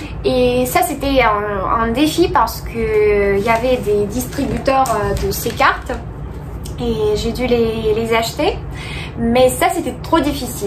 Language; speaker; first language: French; non-native, fluent; Russian